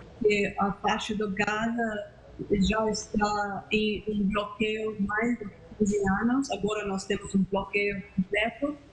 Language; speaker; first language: Portuguese; non-native, fluent; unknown